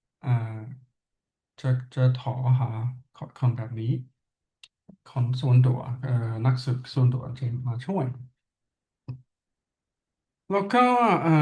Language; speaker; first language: Thai; non-native, learner; English